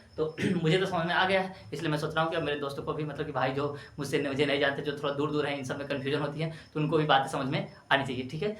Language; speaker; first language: Hindi; native; Hindi